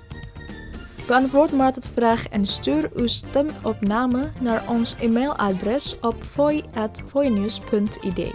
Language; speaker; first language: Dutch; non-native, learner; Indonesian